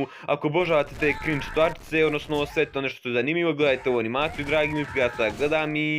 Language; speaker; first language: Serbian; native; Serbian